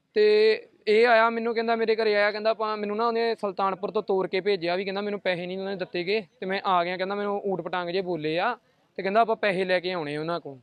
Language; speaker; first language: Punjabi; native; Punjabi